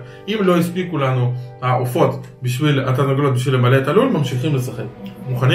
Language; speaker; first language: Hebrew; native; Hebrew